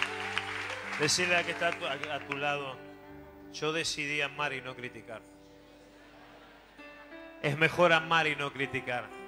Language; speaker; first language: Spanish; native; Spanish